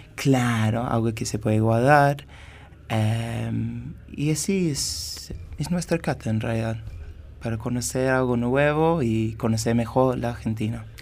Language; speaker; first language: Spanish; non-native, fluent; English